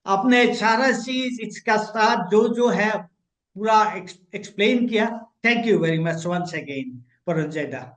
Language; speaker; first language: Hindi; non-native, local second language; Assamese